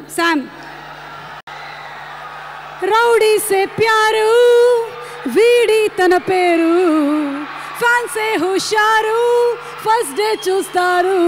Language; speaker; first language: Telugu; native; Telugu